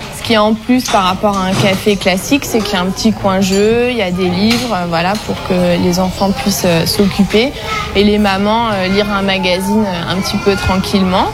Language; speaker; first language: French; native; French